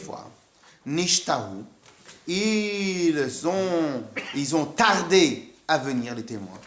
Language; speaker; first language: French; native; French